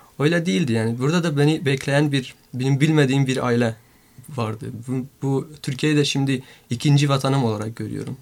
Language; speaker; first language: Turkish; non-native, fluent; Persian